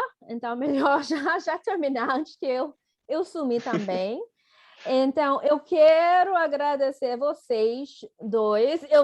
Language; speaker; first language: Portuguese; non-native, fluent; English